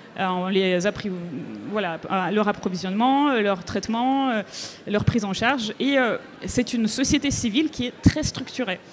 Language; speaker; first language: French; non-native, fluent; Ukrainian